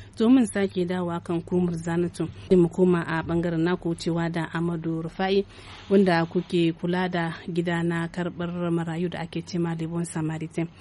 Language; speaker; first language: Hausa; native; Hausa